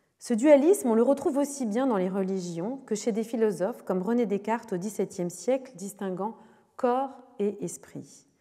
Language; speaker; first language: French; native; French